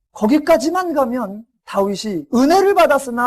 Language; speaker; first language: Korean; native; Korean